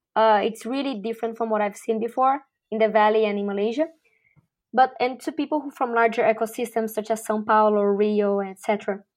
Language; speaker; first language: English; non-native, fluent; Portuguese